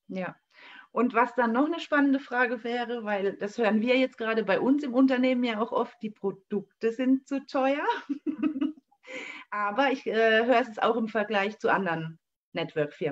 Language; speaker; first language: German; native; German